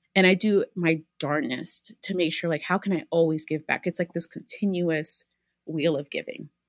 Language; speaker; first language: English; early bilingual, other home language; Spanish